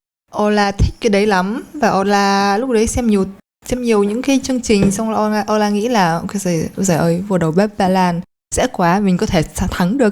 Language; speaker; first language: Vietnamese; early bilingual, heritage; Polish